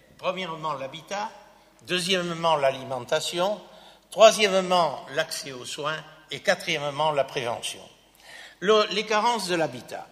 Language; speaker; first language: French; native; French